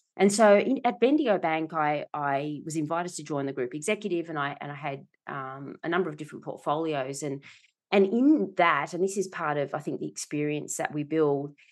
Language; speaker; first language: English; native; English